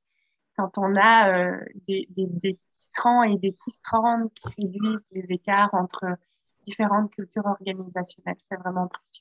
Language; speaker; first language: French; native; French